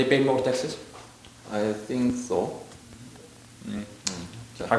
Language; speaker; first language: English; non-native, learner; Korean